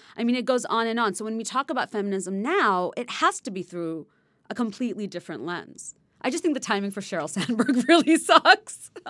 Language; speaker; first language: English; non-native, local second language; Bangla